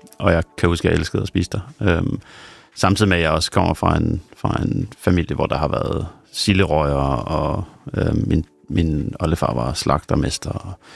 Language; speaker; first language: Danish; native; Danish